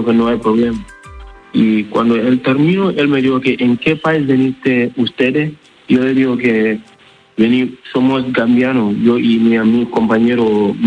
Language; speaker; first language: Spanish; non-native, learner; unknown